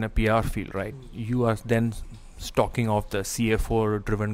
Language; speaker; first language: English; non-native, local second language; Malayalam